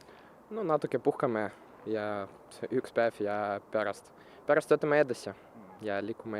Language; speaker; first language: Estonian; non-native, local second language; Russian